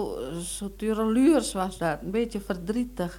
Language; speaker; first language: Dutch; non-native, local second language; Indonesian